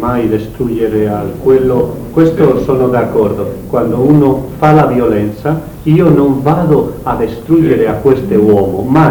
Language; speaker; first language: Italian; non-native, learner; Spanish